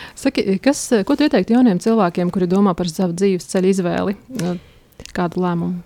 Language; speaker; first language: Latvian; native; Latvian